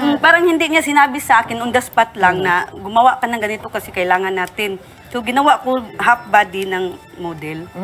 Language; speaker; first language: Filipino; non-native, local second language; Cebuano